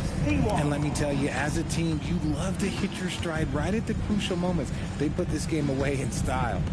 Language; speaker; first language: English; native; English